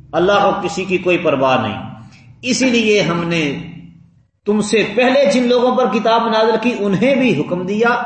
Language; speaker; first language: Urdu; non-native, local second language; Punjabi